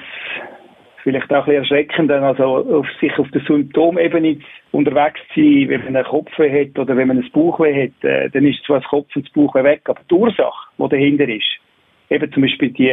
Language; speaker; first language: German; native; German